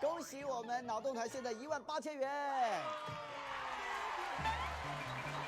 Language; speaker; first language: Chinese; native; Chinese